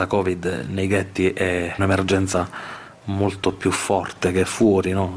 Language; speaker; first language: Italian; native; Italian